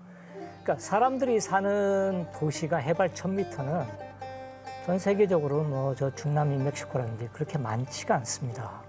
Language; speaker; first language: Korean; native; Korean